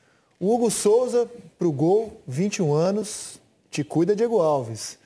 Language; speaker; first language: Portuguese; native; Portuguese